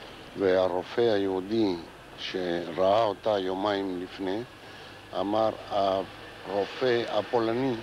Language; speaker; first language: Hebrew; non-native, fluent; Ladino